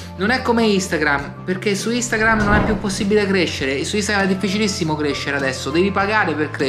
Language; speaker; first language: Italian; native; Italian